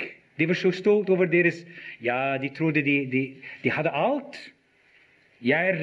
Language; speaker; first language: Norwegian; non-native, fluent; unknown